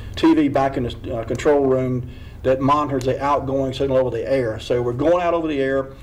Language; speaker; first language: English; native; English